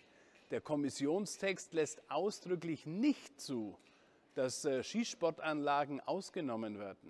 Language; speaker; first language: German; native; German